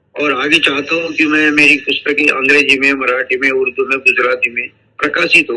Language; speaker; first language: Hindi; non-native, local second language; Marathi